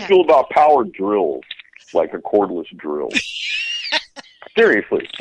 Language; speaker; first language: English; native; English